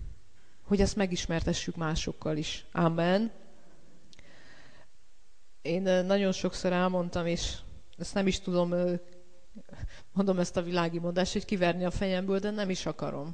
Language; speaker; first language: Hungarian; native; Hungarian